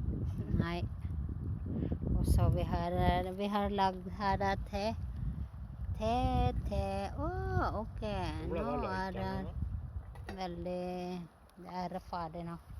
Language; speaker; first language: Norwegian; non-native, fluent; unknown